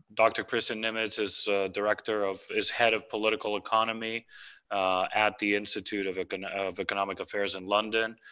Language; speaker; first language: English; non-native, fluent; Greek